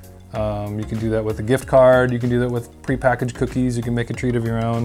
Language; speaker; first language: English; native; English